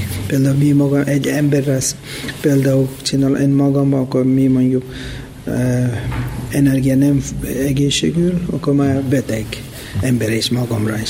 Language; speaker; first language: Hungarian; non-native, learner; Tibetan